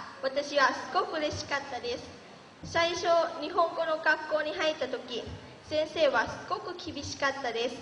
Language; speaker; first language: Japanese; early bilingual, other home language; Lao